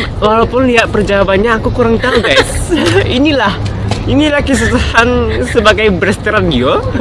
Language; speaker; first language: Indonesian; early bilingual, heritage; Japanese